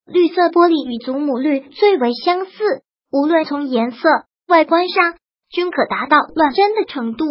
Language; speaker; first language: Chinese; native; Chinese